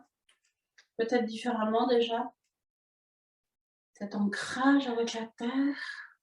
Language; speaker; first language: French; native; French